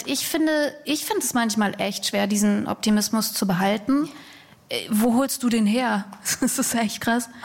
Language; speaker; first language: German; native; German